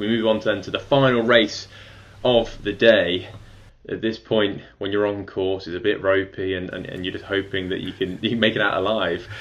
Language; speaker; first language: English; native; English